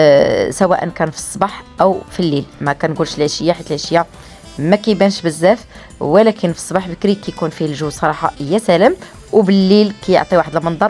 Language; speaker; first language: Arabic; native; Arabic